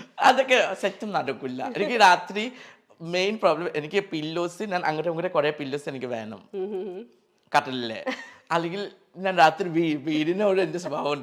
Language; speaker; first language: Malayalam; non-native, fluent; Assamese